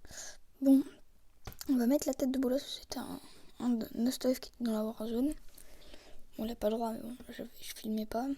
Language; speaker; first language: French; native; French